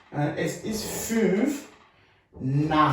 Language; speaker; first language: German; non-native, fluent; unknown